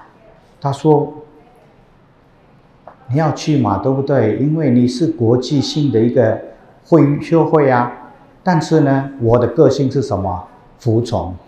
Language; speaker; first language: Chinese; non-native, fluent; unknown